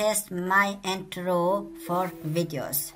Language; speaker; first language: German; non-native, learner; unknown